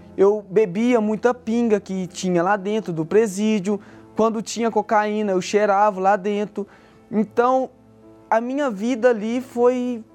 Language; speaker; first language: Portuguese; native; Portuguese